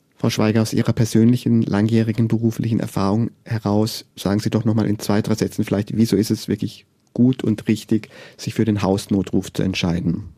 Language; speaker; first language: German; native; German